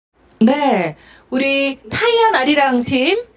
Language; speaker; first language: Korean; native; Korean